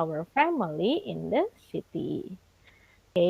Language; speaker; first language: English; non-native, fluent; Indonesian